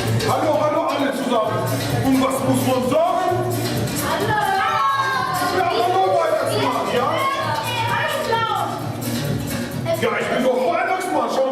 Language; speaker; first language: German; non-native, fluent; Russian